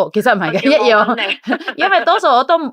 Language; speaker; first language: Cantonese; non-native, fluent; Indonesian